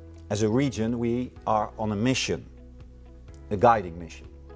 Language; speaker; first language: English; non-native, fluent; Dutch